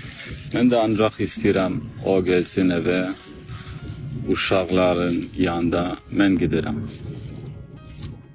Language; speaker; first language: Azerbaijani; non-native, learner; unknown